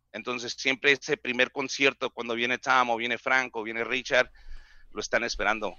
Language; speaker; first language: Spanish; native; Spanish